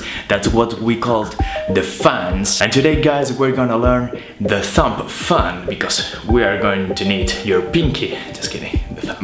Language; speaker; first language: English; non-native, fluent; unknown